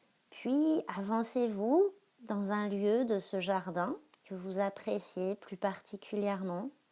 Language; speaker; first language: French; native; French